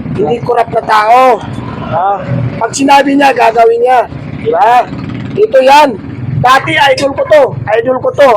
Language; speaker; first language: Filipino; non-native, local second language; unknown